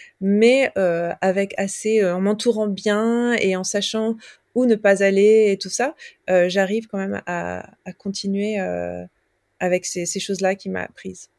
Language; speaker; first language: French; native; French